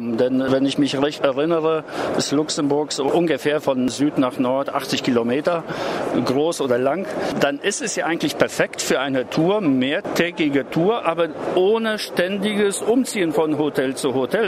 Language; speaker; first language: German; native; German